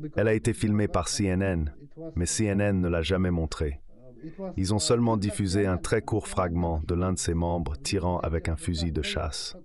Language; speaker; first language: French; non-native, fluent; Ukrainian